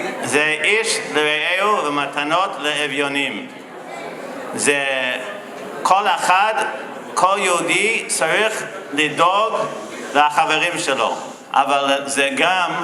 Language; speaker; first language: Hebrew; non-native, fluent; English